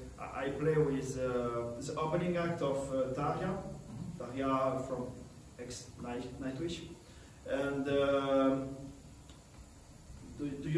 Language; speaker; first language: English; non-native, learner; French